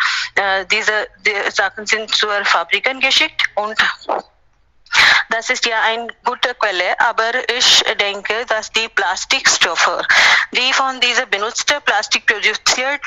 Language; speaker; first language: German; non-native, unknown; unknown